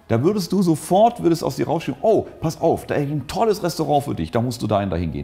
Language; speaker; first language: German; native; German